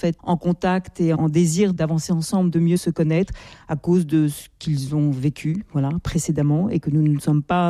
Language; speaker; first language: French; native; French